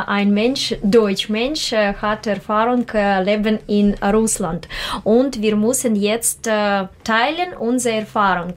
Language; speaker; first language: German; non-native, learner; Russian